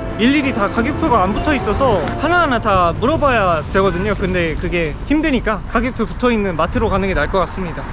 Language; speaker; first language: Korean; native; Korean